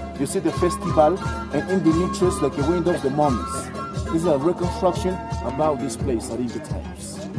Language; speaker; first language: English; non-native, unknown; Spanish